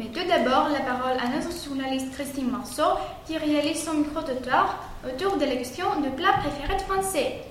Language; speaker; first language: French; non-native, learner; Greek